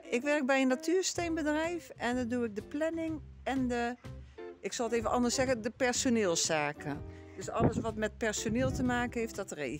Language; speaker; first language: Dutch; native; Dutch